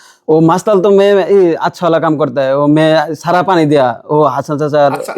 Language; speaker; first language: Hindi; non-native, learner; Bangla